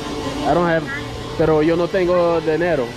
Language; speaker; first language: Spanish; non-native, learner; English